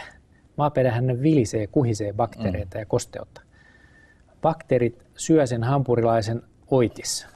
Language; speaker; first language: Finnish; native; Finnish